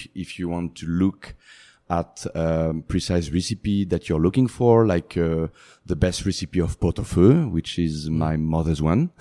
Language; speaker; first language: English; non-native, fluent; French